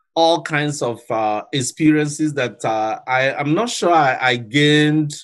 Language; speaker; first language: English; non-native, local second language; Igbo